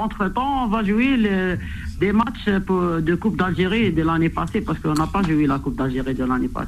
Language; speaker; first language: French; non-native, local second language; Arabic